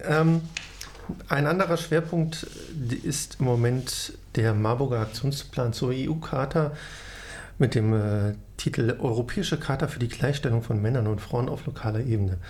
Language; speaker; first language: German; native; German